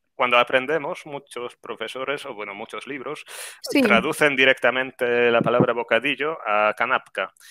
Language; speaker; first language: Spanish; non-native, fluent; Polish